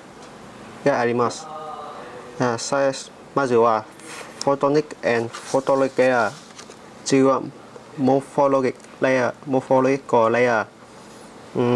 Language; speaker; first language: Japanese; non-native, learner; Vietnamese